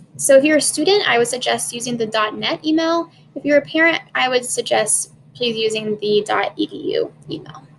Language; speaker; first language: English; native; English